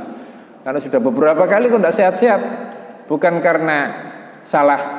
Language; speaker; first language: Indonesian; native; Indonesian